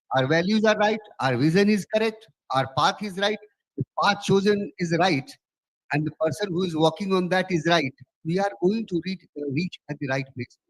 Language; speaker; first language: English; non-native, local second language; Bhojpuri